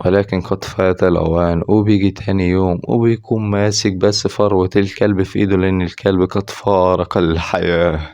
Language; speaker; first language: Arabic; native; Arabic